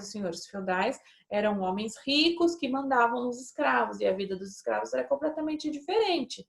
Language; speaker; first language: Portuguese; native; Portuguese